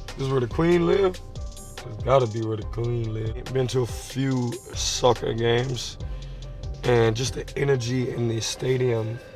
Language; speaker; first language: English; native; English